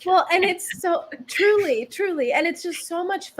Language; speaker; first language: English; native; English